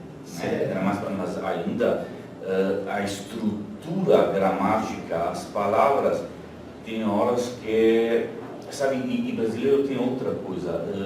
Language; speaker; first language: Portuguese; non-native, fluent; Slovenian